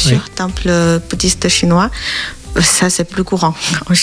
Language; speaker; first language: French; non-native, learner; Chinese